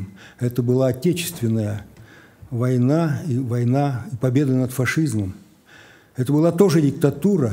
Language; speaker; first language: Russian; native; Russian